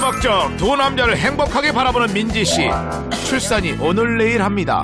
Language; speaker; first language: Korean; native; Korean